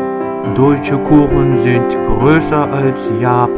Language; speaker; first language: German; non-native, learner; Japanese